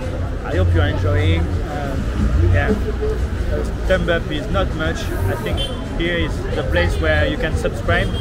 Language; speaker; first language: English; non-native, fluent; French